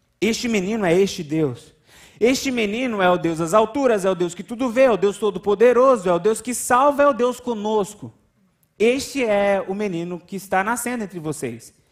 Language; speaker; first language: Portuguese; native; Portuguese